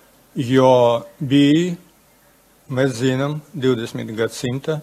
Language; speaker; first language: Latvian; non-native, local second language; Russian